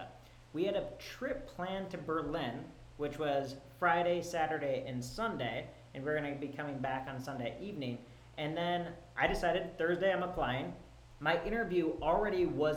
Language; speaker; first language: English; native; English